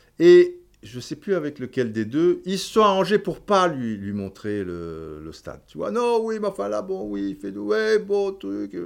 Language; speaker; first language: French; native; French